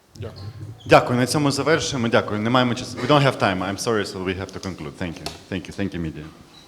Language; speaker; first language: Ukrainian; native; Ukrainian